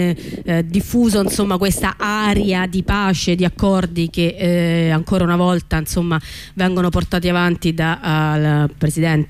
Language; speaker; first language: Italian; native; Italian